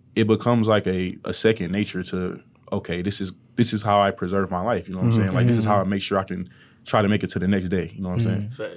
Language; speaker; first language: English; native; English